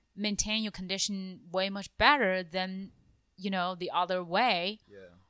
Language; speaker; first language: English; non-native, fluent; Chinese